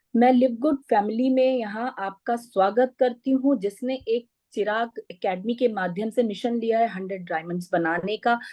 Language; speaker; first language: Hindi; native; Hindi